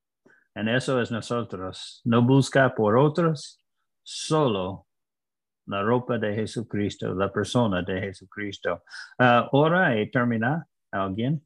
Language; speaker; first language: Spanish; non-native, learner; English